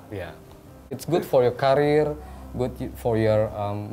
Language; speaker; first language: English; non-native, learner; Indonesian